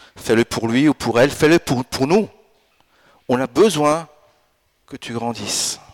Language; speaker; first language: French; early bilingual, other home language; Italian